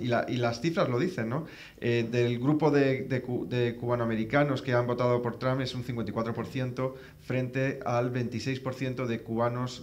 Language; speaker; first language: Spanish; native; Spanish